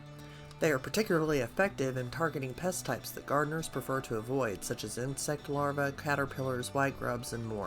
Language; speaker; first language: English; native; English